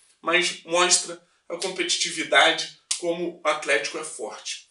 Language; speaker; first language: Portuguese; native; Portuguese